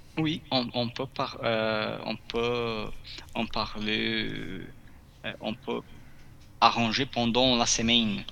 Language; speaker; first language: French; non-native, fluent; Portuguese